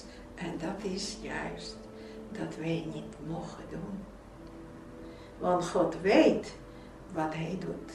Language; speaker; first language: Dutch; non-native, fluent; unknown